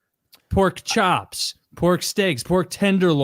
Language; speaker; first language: English; native; English